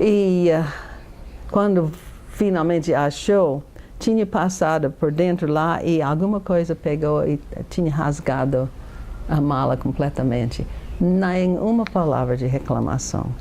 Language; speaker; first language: Portuguese; non-native, fluent; English